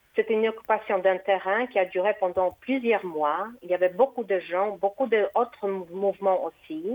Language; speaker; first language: French; non-native, fluent; Portuguese